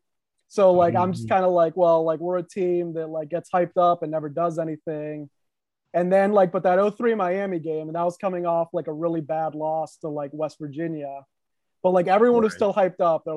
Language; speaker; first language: English; native; English